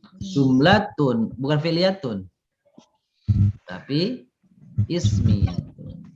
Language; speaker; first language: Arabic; non-native, fluent; Indonesian